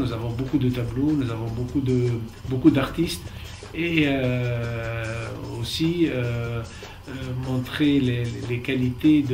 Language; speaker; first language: French; non-native, local second language; Arabic